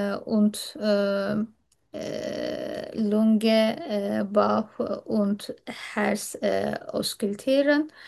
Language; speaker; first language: German; non-native, learner; Turkish